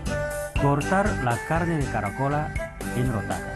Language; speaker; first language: Spanish; non-native, fluent; Chinese